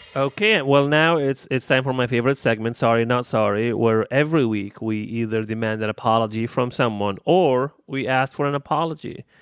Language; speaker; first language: English; non-native, fluent; Arabic